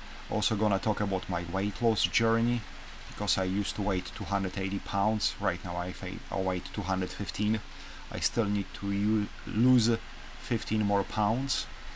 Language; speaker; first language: English; non-native, fluent; Polish